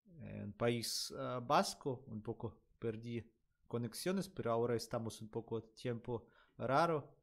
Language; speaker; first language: Spanish; non-native, learner; Russian